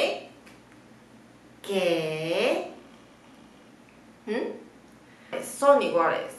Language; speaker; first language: Spanish; non-native, fluent; Chinese